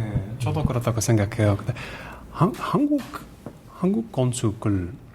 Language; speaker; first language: Korean; non-native, learner; English